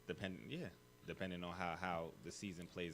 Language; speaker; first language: English; native; English